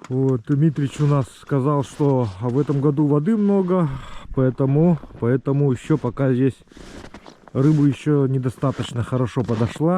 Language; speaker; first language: Russian; native; Russian